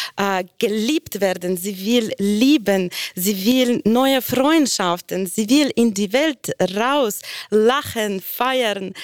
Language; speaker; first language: German; non-native, fluent; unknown